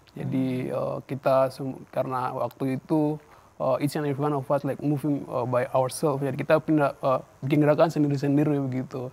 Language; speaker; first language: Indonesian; non-native, local second language; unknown